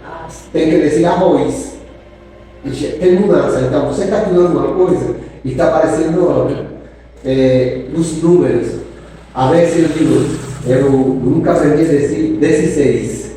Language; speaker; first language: Portuguese; non-native, fluent; Spanish